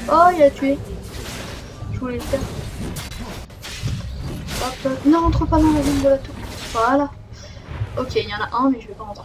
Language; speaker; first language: French; native; French